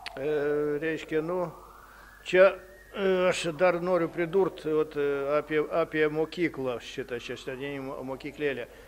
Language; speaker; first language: Lithuanian; early bilingual, heritage; Lithuanian